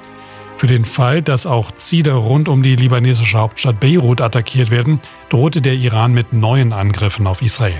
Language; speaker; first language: German; native; German